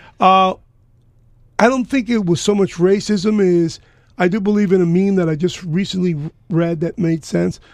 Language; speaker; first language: English; early bilingual, other home language; Spanish